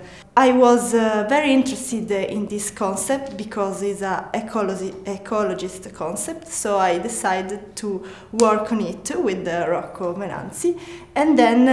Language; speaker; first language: English; non-native, learner; Italian